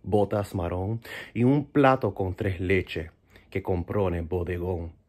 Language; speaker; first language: Spanish; early bilingual, heritage; Spanish